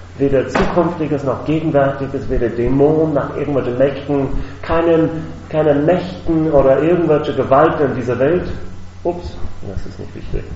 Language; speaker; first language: German; non-native, fluent; English